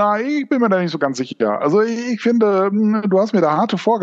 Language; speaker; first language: German; native; German